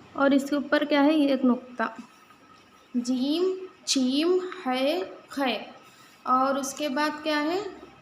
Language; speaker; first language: Hindi; native; Hindi